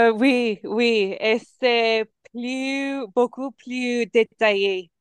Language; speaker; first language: French; non-native, learner; English